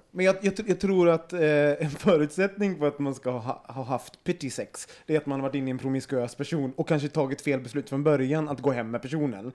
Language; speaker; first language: Swedish; native; Swedish